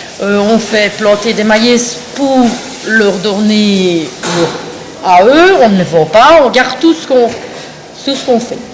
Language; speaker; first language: French; native; French